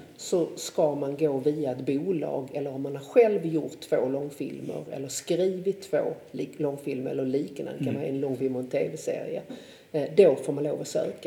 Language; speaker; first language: Swedish; native; Swedish